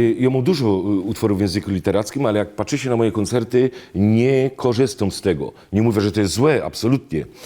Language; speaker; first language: Polish; native; Polish